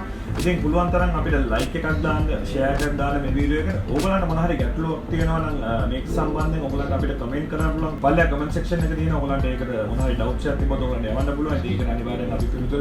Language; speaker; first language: Sinhala; non-native, local second language; Tamil